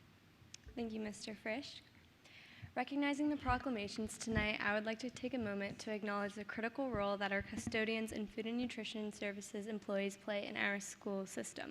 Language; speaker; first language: English; native; English